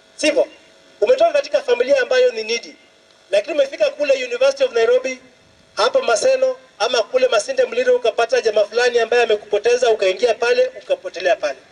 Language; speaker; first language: Swahili; non-native, local second language; Luo (Kenya and Tanzania)